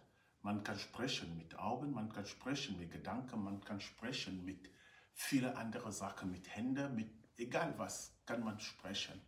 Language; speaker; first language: German; non-native, fluent; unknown